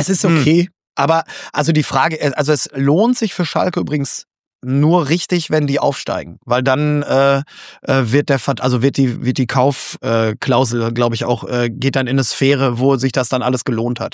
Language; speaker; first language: German; native; German